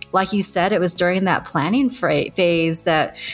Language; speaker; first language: English; native; English